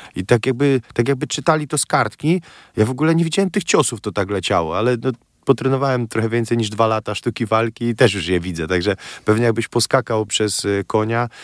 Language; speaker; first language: Polish; native; Polish